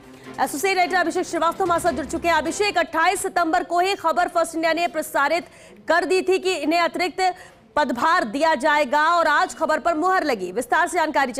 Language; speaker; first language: Hindi; native; Hindi